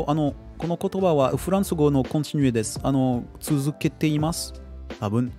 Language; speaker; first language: Japanese; non-native, learner; French